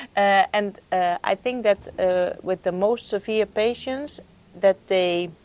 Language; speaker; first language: English; non-native, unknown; Dutch